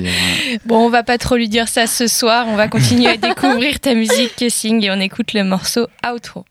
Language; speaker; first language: French; native; French